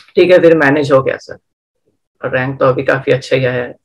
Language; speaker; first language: Hindi; non-native, local second language; Bangla